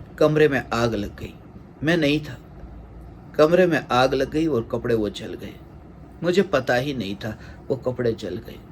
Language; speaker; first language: Hindi; non-native, local second language; Gujarati